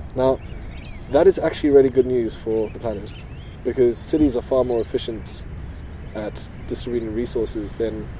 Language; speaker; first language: English; native; English